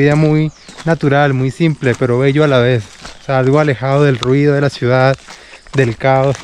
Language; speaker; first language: Spanish; native; Spanish